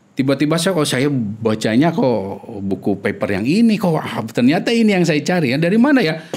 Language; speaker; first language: Indonesian; non-native, local second language; Sundanese